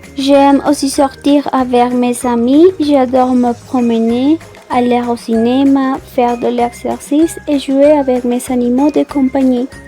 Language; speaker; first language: French; non-native, fluent; Spanish